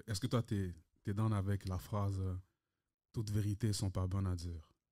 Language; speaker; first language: French; early bilingual, heritage; French